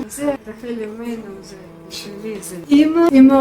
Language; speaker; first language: Hebrew; non-native, fluent; Russian